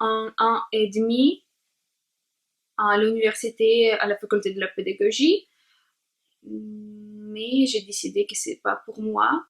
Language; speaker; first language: French; non-native, learner; Russian